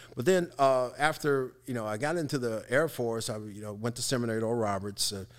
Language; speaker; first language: English; native; English